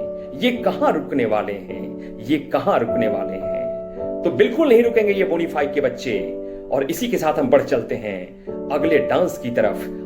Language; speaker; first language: Hindi; native; Hindi